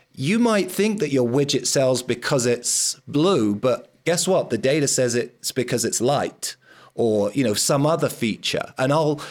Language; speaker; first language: English; native; English